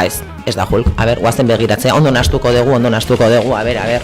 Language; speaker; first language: Basque; native; Basque